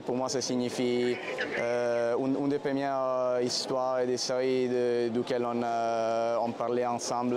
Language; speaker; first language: French; non-native, fluent; Italian